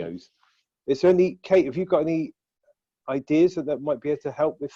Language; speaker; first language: English; native; English